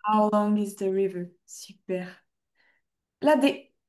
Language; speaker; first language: English; non-native, fluent; French